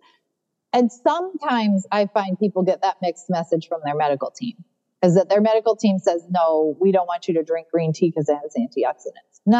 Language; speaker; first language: English; native; English